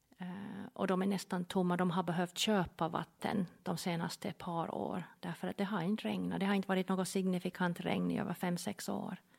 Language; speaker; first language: Swedish; non-native, fluent; English